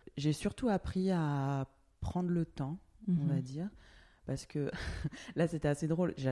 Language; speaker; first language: French; native; French